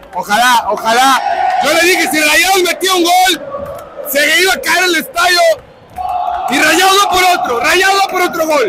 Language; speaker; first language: Spanish; native; Spanish